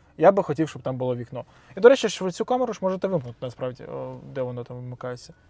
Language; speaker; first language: Ukrainian; non-native, local second language; Russian